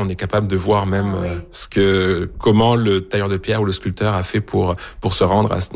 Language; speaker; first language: French; native; French